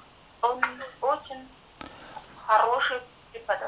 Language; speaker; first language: Russian; non-native, learner; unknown